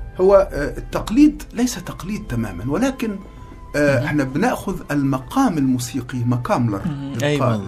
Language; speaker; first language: Arabic; native; Arabic